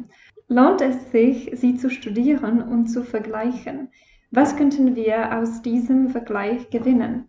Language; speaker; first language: German; non-native, fluent; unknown